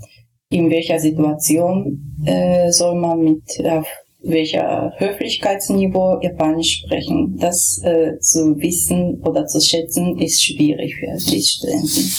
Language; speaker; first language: German; non-native, fluent; Japanese